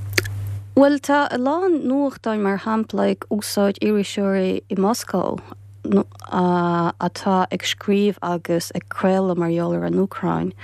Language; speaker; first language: Irish; non-native, fluent; Ukrainian